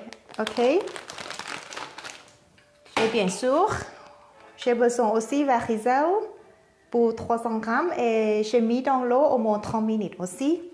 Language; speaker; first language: French; non-native, learner; Thai